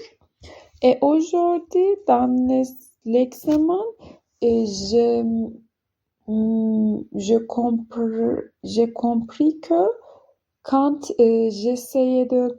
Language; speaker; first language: French; non-native, learner; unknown